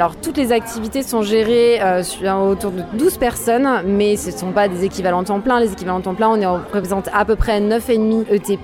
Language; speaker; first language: French; native; French